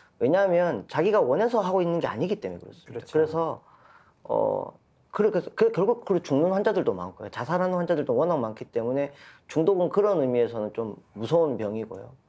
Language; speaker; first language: Korean; native; Korean